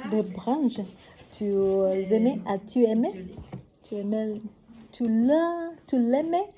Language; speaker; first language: French; non-native, learner; Vietnamese